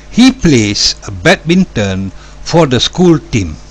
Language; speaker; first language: English; non-native, local second language; Malay